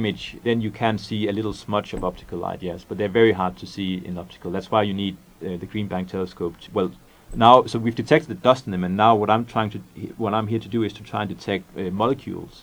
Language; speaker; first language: English; non-native, fluent; Danish